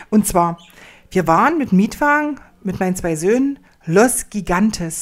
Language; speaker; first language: German; native; German